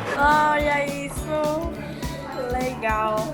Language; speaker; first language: Portuguese; non-native, fluent; Korean